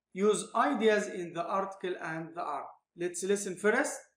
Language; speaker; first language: English; non-native, fluent; Arabic